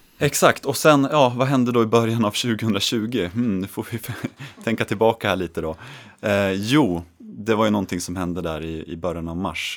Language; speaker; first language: Swedish; native; Swedish